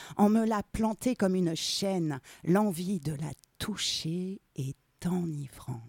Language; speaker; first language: French; native; French